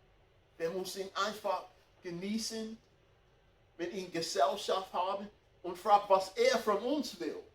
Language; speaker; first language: German; non-native, fluent; English